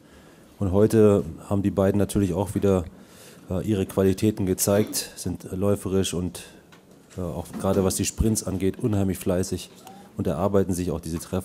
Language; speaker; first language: German; native; German